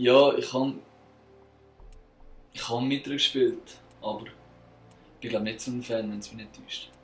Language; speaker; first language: German; native; German